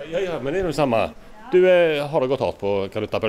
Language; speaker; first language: Norwegian; native; Norwegian